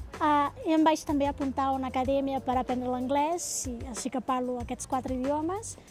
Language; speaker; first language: Catalan; non-native, fluent; Portuguese